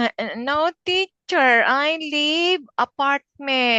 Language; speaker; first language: English; non-native, learner; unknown